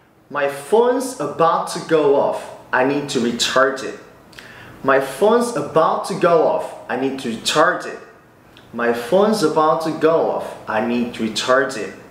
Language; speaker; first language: English; non-native, fluent; Korean